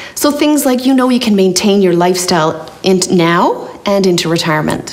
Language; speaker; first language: English; native; English